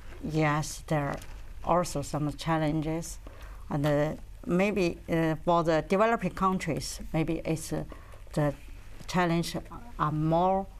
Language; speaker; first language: English; non-native, learner; Chinese